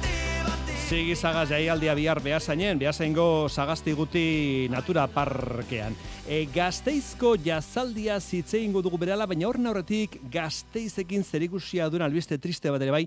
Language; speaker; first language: Basque; native; Basque